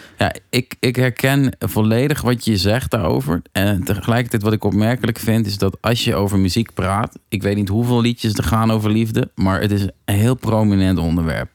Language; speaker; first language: Dutch; native; Dutch